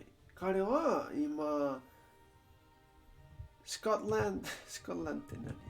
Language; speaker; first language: Japanese; non-native, learner; Spanish